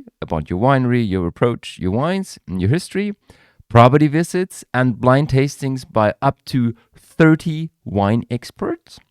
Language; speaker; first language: English; non-native, fluent; German